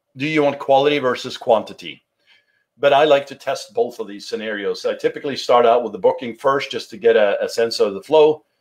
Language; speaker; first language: English; non-native, fluent; Norwegian